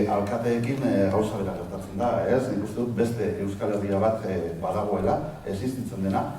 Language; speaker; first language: Basque; non-native, local second language; Spanish